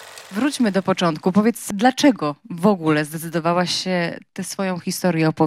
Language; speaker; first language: Polish; native; Polish